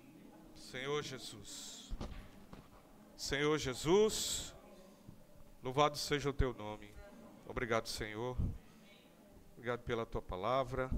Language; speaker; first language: Portuguese; native; Portuguese